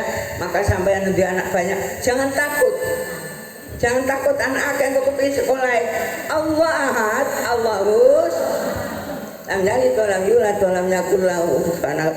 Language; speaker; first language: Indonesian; non-native, local second language; Javanese